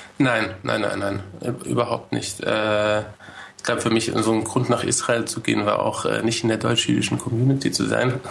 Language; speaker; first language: German; early bilingual, other home language; Hebrew